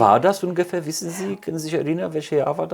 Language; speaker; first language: German; non-native, fluent; Polish